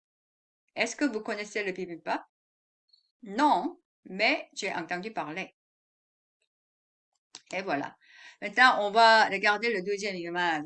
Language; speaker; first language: French; non-native, fluent; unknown